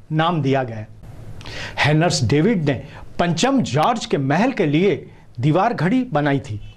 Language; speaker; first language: Hindi; non-native, local second language; Marathi